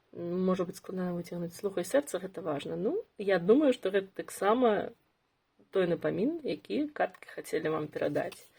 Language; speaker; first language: Belarusian; non-native, local second language; Russian